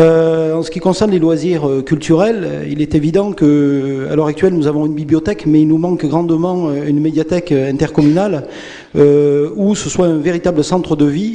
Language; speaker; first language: French; native; French